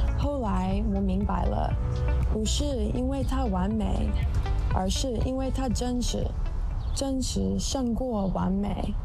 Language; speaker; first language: Chinese; non-native, fluent; English